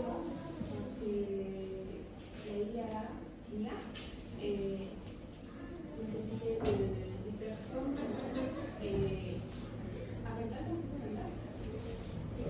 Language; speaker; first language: French; non-native, learner; Spanish